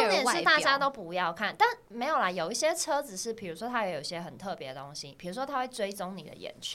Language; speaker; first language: Chinese; native; Chinese